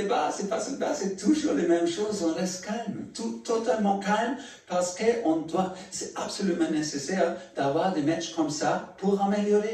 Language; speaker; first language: French; non-native, learner; German